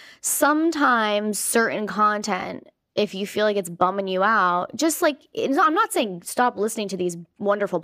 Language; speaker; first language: English; native; English